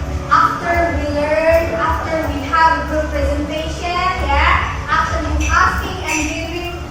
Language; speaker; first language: English; non-native, fluent; Indonesian